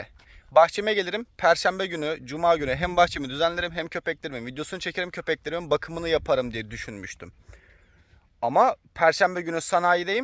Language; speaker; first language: Turkish; native; Turkish